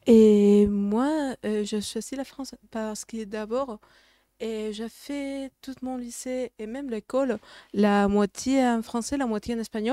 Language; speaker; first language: French; non-native, fluent; Spanish